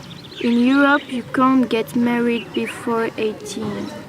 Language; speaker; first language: English; non-native, learner; French